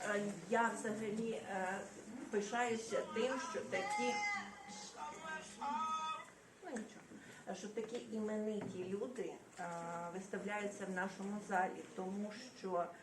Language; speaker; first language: Ukrainian; native; Ukrainian